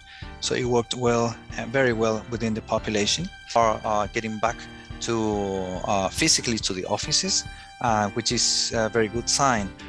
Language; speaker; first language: English; non-native, fluent; Spanish